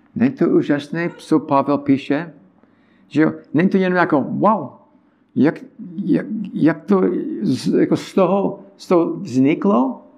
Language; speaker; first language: Czech; non-native, learner; English